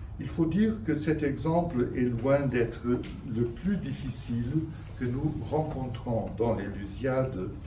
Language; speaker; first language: French; non-native, fluent; Portuguese